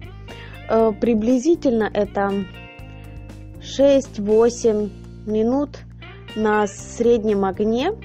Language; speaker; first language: Russian; native; Russian